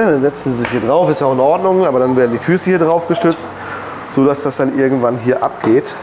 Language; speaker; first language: German; native; German